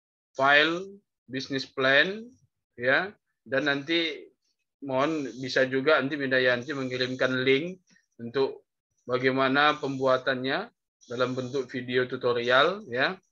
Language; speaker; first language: Indonesian; native; Indonesian